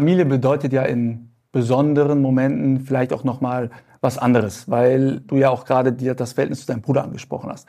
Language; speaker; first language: German; native; German